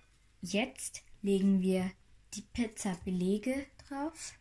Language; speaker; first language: German; non-native, learner; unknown